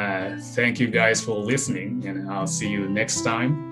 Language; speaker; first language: English; non-native, fluent; Japanese